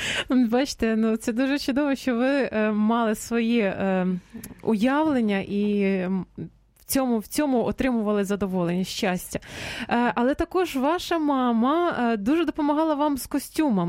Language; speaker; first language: Ukrainian; native; Ukrainian